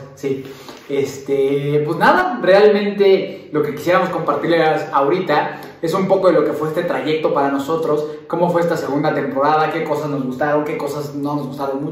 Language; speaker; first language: Spanish; native; Spanish